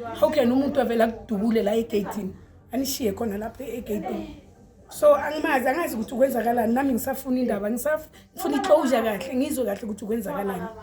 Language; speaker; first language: Zulu; non-native, local second language; Tswana